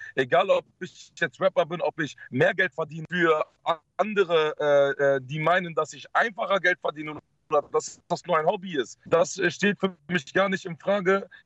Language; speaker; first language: German; early bilingual, other home language; Dutch